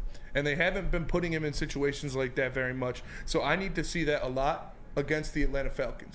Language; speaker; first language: English; native; English